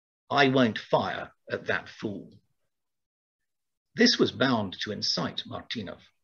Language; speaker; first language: English; native; English